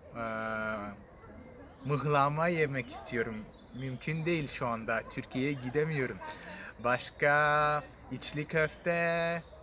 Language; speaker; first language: Turkish; non-native, fluent; French